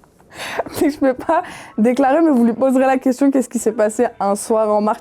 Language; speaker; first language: French; native; French